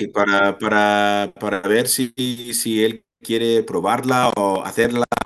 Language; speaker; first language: Spanish; non-native, fluent; English